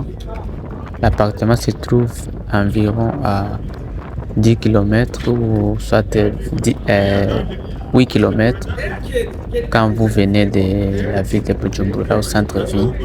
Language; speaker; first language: French; non-native, local second language; Rundi